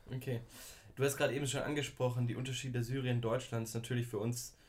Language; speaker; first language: German; native; German